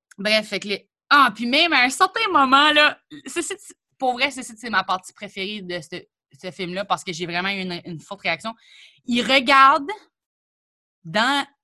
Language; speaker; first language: French; native; French